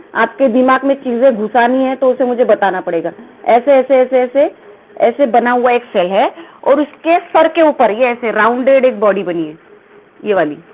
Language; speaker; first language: Hindi; non-native, local second language; Marathi